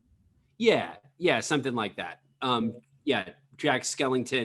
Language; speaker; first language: English; native; English